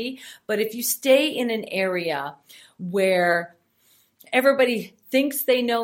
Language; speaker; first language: English; native; English